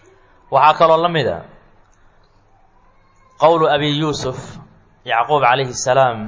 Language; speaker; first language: Arabic; non-native, fluent; Somali